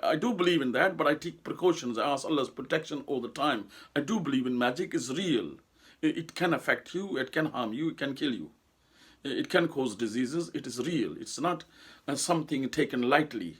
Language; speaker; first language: English; non-native, local second language; Urdu